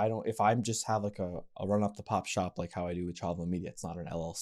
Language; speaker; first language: English; native; English